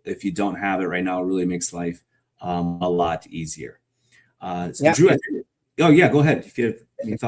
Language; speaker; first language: English; native; English